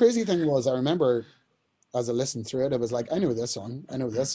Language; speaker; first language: English; native; English